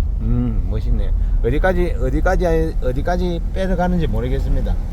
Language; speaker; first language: Korean; native; Korean